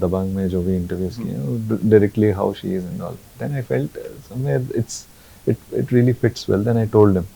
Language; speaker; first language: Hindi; non-native, local second language; Telugu